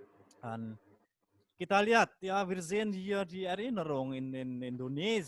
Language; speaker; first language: German; non-native, fluent; Indonesian